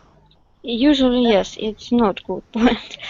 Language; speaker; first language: English; non-native, learner; Russian